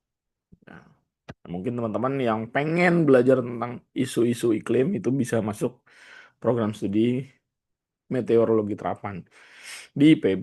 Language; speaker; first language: Indonesian; native; Indonesian